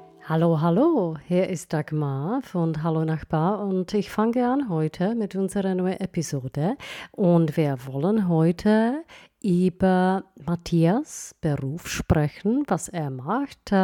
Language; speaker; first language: German; non-native, fluent; Czech